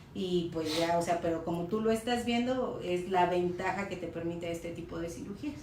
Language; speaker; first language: Spanish; native; Spanish